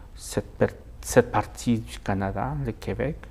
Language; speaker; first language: French; non-native, fluent; Spanish